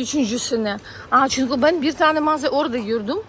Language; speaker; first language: Turkish; non-native, fluent; Ukrainian